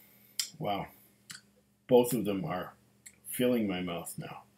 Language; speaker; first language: English; native; English